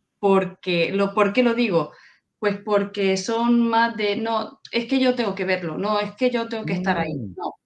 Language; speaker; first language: Spanish; native; Spanish